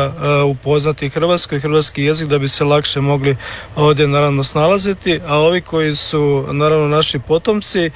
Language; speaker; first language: Serbian; native; Serbian